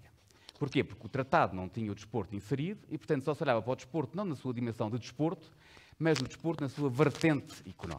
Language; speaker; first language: Portuguese; native; Portuguese